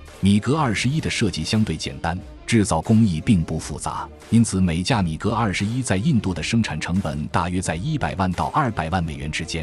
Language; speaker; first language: Chinese; native; Chinese